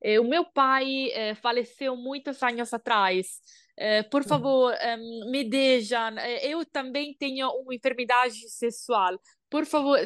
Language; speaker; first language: Portuguese; non-native, learner; Italian